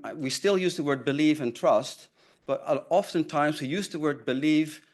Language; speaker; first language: English; non-native, fluent; Dutch